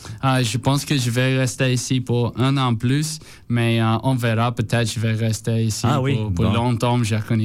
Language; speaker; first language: French; non-native, learner; English